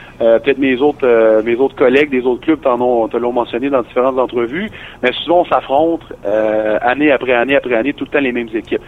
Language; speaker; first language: French; native; French